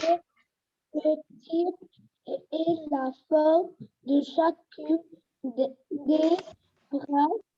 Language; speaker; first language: French; non-native, local second language; Arabic